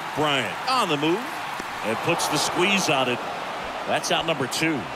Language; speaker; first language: English; native; English